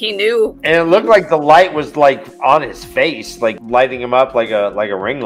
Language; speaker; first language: English; native; English